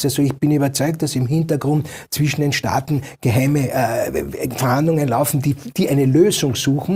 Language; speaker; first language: German; native; German